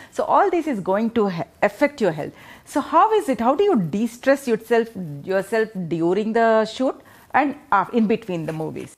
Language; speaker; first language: English; non-native, local second language; Telugu